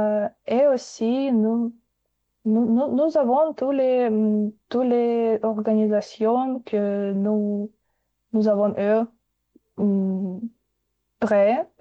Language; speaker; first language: French; non-native, fluent; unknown